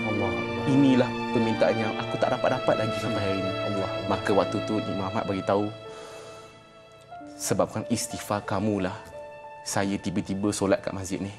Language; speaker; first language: Malay; native; Malay